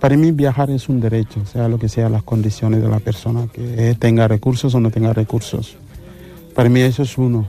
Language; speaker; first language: Spanish; non-native, fluent; Wolof